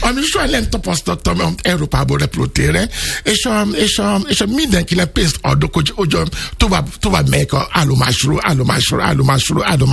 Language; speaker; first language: Hungarian; non-native, learner; Yoruba